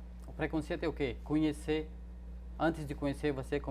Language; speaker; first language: Portuguese; non-native, fluent; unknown